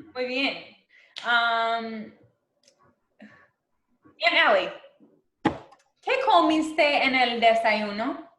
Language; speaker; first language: Spanish; non-native, fluent; English